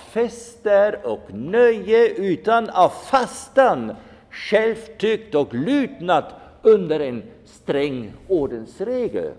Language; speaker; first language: Swedish; non-native, fluent; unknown